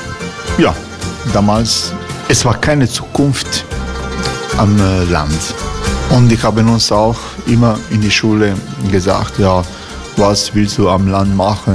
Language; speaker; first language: German; non-native, fluent; Croatian